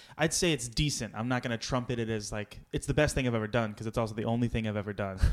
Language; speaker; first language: English; native; English